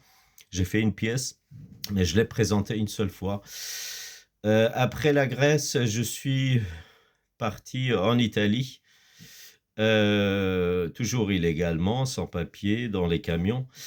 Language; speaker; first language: French; non-native, fluent; Kurdish